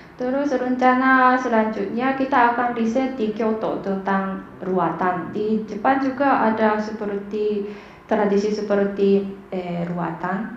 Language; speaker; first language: Indonesian; non-native, fluent; Japanese